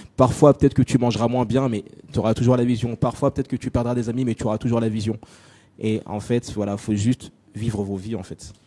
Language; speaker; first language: French; native; French